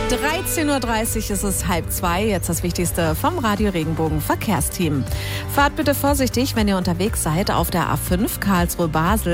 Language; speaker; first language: German; native; German